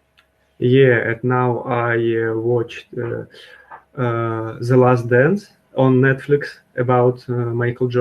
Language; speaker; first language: English; non-native, learner; Russian